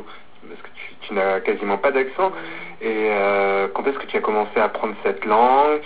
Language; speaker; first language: French; native; French